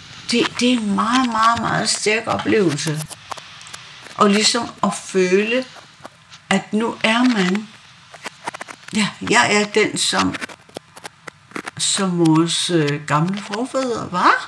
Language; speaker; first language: Danish; non-native, local second language; Kalaallisut